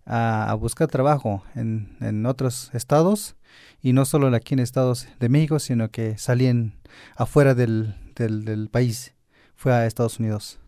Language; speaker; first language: Spanish; non-native, local second language; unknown